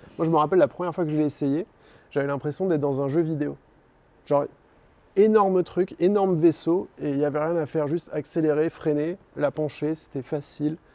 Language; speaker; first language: French; native; French